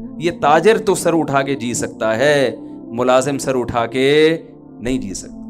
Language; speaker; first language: Urdu; native; Urdu